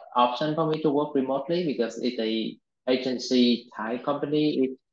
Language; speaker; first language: English; non-native, fluent; Vietnamese